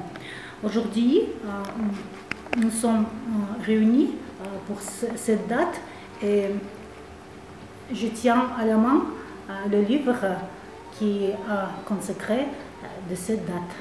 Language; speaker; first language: French; non-native, fluent; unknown